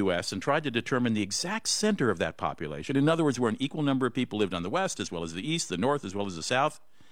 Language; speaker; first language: English; native; English